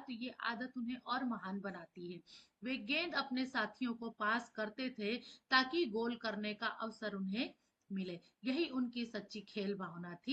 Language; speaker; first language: Hindi; native; Hindi